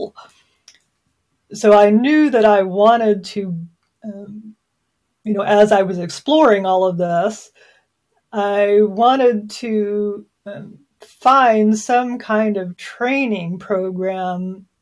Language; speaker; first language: English; native; English